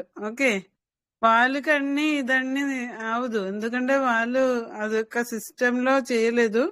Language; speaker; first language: Telugu; non-native, local second language; Hindi